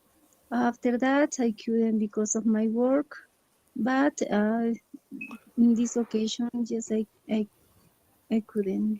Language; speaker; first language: English; non-native, learner; Spanish